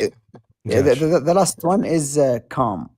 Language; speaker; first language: English; non-native, learner; Arabic